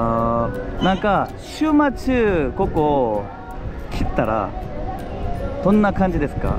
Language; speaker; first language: Japanese; non-native, learner; Korean